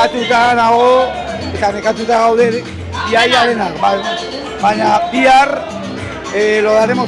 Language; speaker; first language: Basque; non-native, local second language; Spanish